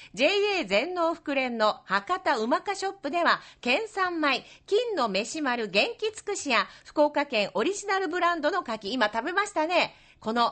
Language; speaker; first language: Japanese; native; Japanese